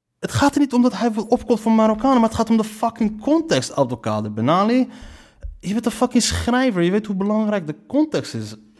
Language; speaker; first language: Dutch; early bilingual, other home language; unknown